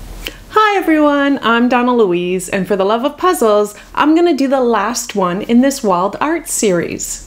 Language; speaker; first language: English; native; English